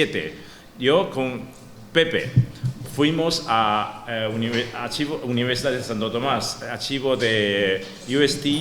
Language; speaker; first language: Spanish; non-native, learner; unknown